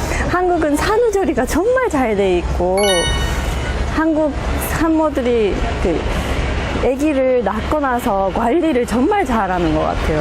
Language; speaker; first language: Korean; non-native, fluent; English